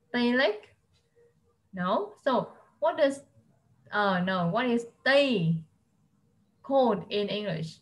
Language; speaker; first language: English; non-native, fluent; Vietnamese